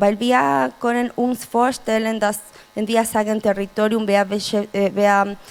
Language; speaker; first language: German; non-native, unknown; Spanish